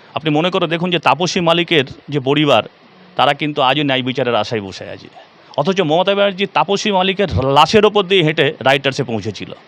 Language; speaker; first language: Bangla; native; Bangla